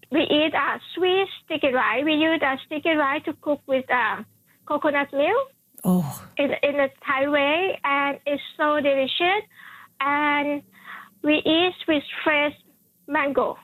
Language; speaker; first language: English; non-native, fluent; Thai